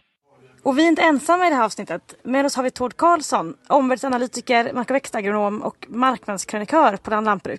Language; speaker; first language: Swedish; native; Swedish